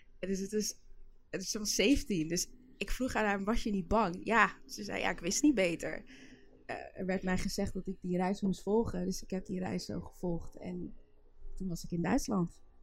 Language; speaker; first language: Dutch; early bilingual, other home language; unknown